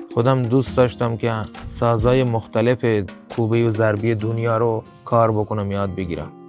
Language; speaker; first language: Persian; non-native, local second language; Baluchi